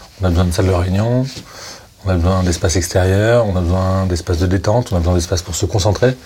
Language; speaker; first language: French; native; French